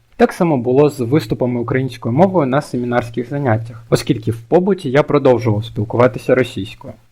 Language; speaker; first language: Ukrainian; non-native, local second language; Russian